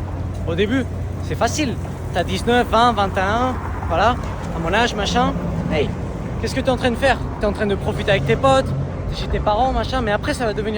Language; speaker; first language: French; native; French